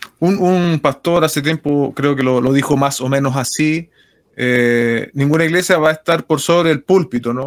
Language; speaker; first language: Spanish; native; Spanish